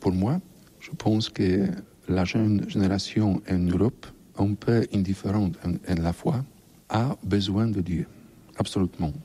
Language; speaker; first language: French; non-native, learner; Polish